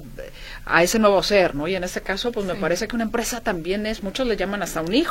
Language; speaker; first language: Spanish; native; Spanish